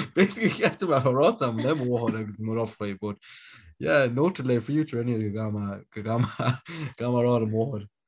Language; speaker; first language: Irish; native; Irish